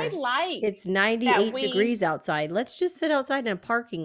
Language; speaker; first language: English; native; English